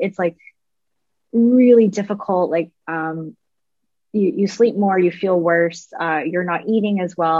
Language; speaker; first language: English; native; English